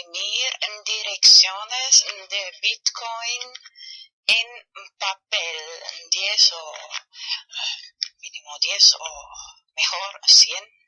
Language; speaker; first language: Spanish; non-native, fluent; German